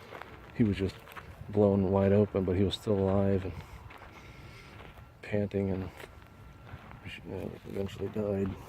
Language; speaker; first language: English; native; English